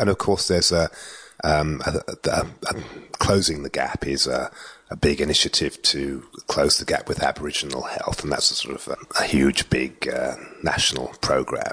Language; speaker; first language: English; native; English